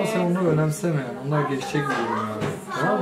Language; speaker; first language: Turkish; native; Turkish